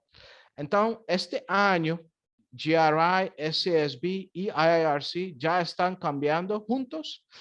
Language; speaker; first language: Spanish; non-native, fluent; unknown